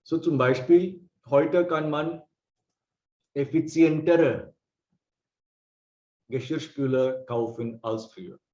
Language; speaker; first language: German; non-native, fluent; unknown